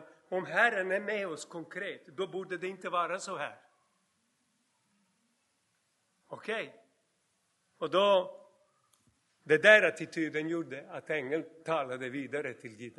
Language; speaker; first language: Swedish; non-native, fluent; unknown